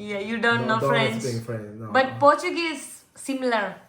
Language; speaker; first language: English; non-native, local second language; Malayalam